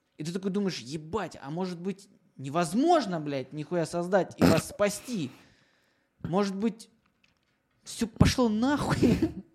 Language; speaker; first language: Russian; native; Russian